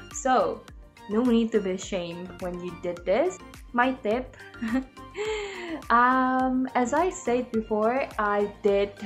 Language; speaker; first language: English; non-native, learner; Indonesian